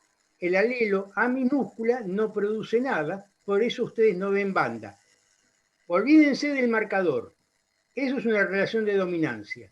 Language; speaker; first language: Spanish; native; Spanish